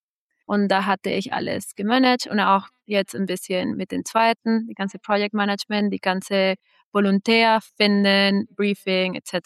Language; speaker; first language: German; non-native, fluent; Spanish